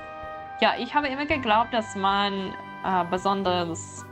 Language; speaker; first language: German; non-native, learner; English